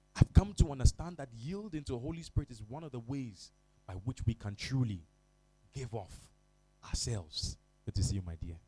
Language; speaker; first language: English; non-native, local second language; Ga